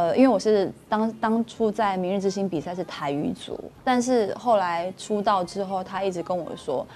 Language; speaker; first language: Chinese; non-native, local second language; Min Nan Chinese